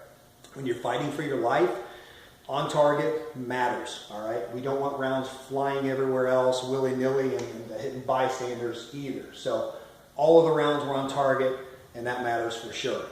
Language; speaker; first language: English; native; English